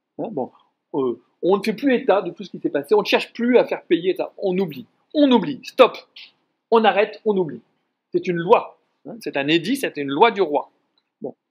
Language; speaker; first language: French; native; French